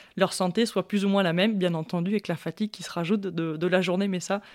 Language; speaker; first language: French; native; French